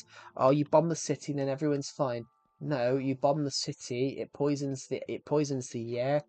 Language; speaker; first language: English; native; English